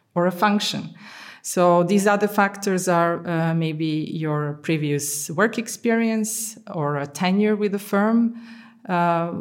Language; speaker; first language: English; non-native, fluent; Serbian